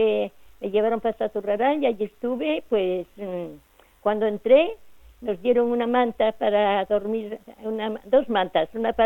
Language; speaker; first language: Spanish; native; Spanish